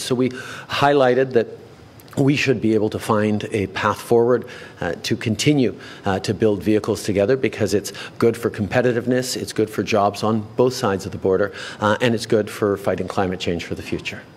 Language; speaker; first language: English; early bilingual, other home language; French